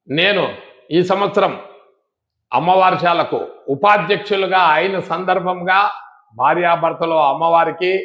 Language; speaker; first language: Telugu; native; Telugu